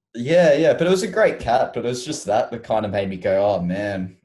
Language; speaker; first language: English; native; English